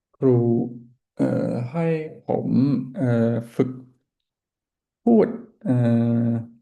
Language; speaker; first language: Thai; non-native, learner; English